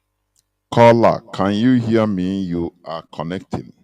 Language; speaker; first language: English; non-native, local second language; Igbo